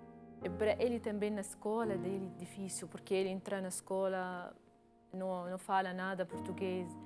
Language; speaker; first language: Portuguese; non-native, learner; Arabic